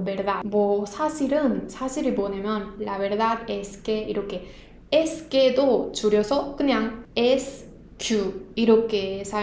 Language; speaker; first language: Spanish; non-native, fluent; Korean